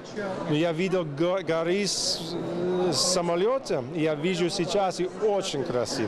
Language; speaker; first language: Russian; non-native, fluent; English